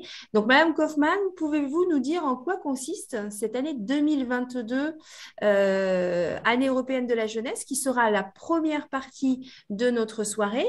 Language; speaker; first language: French; native; French